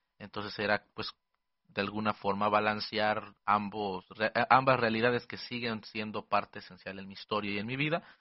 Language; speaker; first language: Spanish; early bilingual, heritage; Spanish